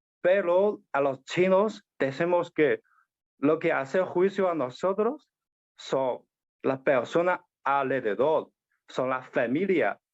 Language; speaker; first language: Spanish; non-native, learner; Chinese